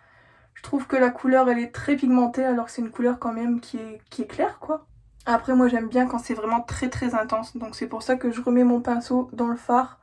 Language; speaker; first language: French; native; French